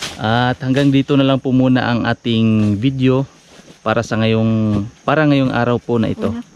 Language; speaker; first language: Filipino; non-native, local second language; Cebuano